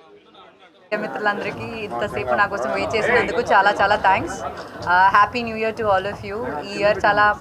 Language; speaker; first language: Telugu; non-native, local second language; Malayalam